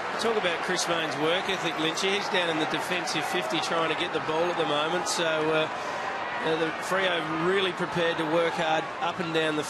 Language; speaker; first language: English; native; English